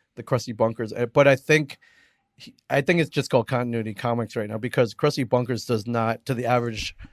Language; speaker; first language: English; native; English